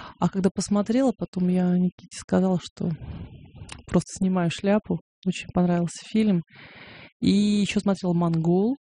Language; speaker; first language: Russian; native; Russian